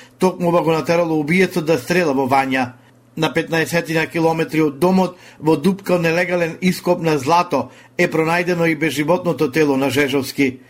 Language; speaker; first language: Macedonian; native; Macedonian